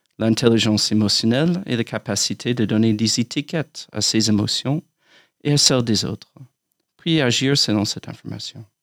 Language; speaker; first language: French; non-native, fluent; English